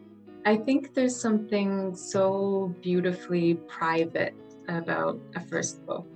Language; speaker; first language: English; native; English